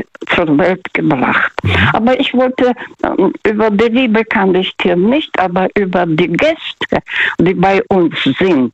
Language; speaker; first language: German; non-native, fluent; Russian